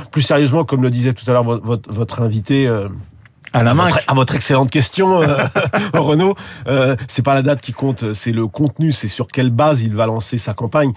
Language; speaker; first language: French; native; French